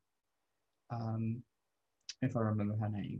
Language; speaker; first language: English; native; English